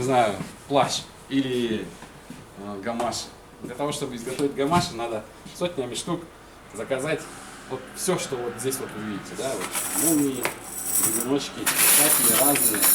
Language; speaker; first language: Russian; native; Russian